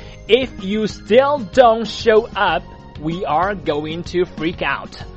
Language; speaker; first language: English; non-native, fluent; Chinese